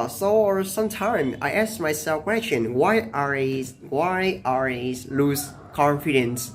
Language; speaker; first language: English; non-native, learner; Vietnamese